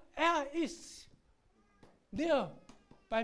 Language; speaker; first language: German; non-native, learner; Korean